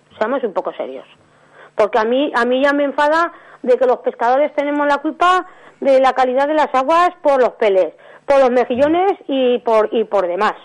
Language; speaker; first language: Spanish; native; Spanish